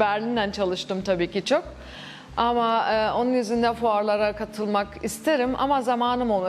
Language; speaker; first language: Turkish; early bilingual, heritage; Turkish